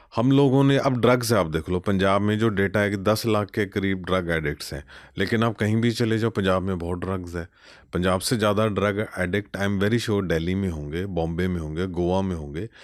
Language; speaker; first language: Hindi; non-native, local second language; Punjabi